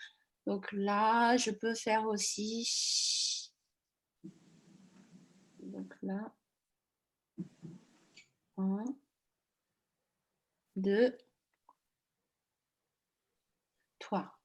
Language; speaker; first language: French; non-native, fluent; Chinese